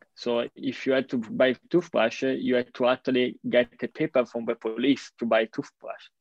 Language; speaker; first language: English; non-native, fluent; Italian